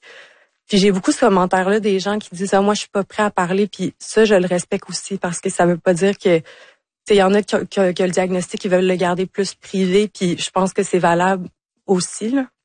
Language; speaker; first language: French; native; French